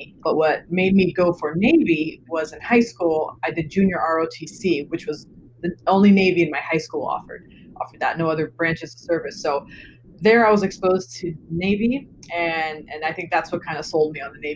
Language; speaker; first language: English; native; English